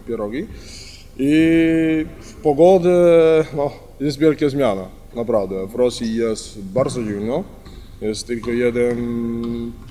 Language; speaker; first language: Polish; non-native, learner; Spanish